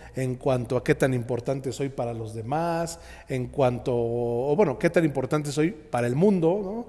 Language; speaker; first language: Spanish; native; Spanish